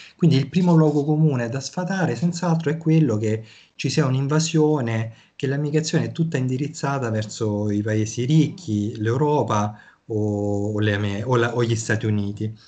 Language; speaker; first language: Italian; native; Italian